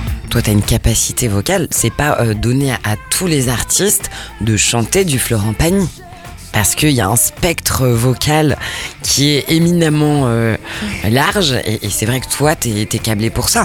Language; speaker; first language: French; native; French